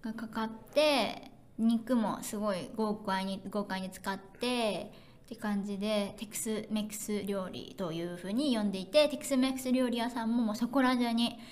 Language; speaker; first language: Japanese; native; Japanese